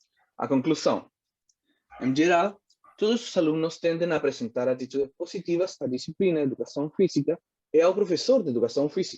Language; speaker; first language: Portuguese; non-native, learner; Spanish